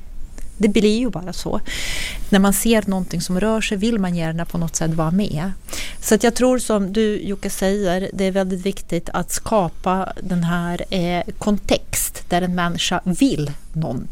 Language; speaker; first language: Swedish; non-native, fluent; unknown